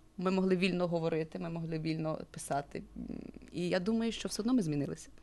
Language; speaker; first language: Ukrainian; native; Ukrainian